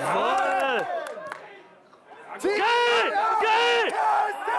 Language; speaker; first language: German; native; German